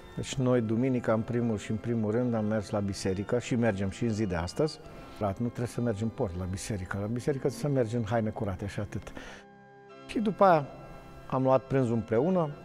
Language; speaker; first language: Romanian; non-native, local second language; Bulgarian